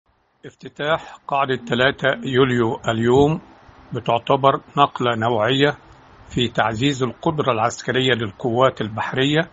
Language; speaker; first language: Arabic; native; Arabic